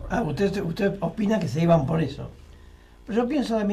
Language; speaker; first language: Spanish; native; Spanish